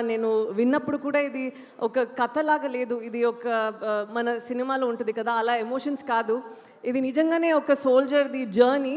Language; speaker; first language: Telugu; non-native, local second language; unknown